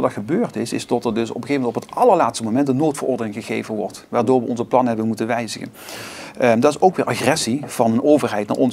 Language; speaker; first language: Dutch; native; Dutch